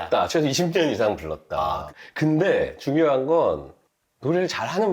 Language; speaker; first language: Korean; native; Korean